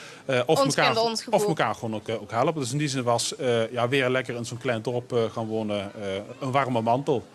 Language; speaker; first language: Dutch; native; Dutch